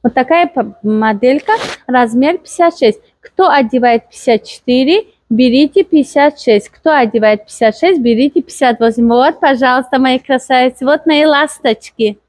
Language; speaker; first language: Russian; non-native, local second language; Tajik